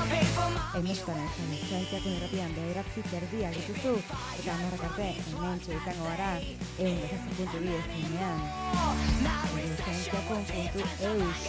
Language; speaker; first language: Basque; native; Basque